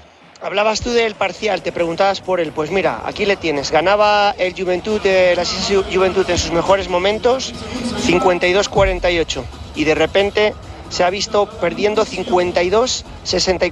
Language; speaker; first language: Spanish; native; Spanish